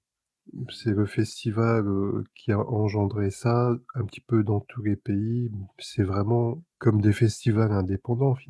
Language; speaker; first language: French; native; French